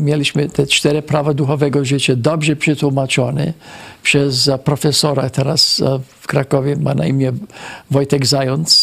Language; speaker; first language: Polish; early bilingual, heritage; Polish